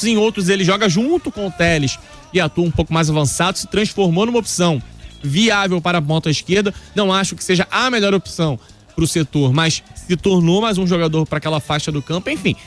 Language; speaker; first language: Portuguese; native; Portuguese